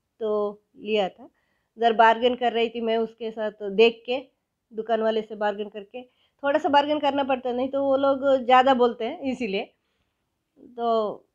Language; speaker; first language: Hindi; non-native, local second language; Kannada